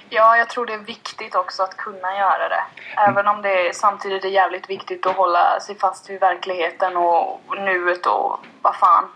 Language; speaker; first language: Swedish; native; Swedish